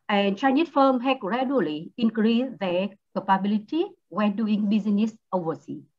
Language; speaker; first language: English; non-native, learner; Vietnamese